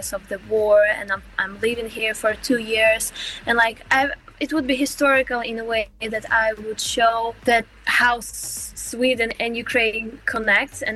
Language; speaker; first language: English; non-native, fluent; Ukrainian